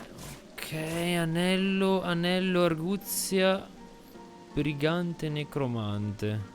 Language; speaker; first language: Italian; native; Italian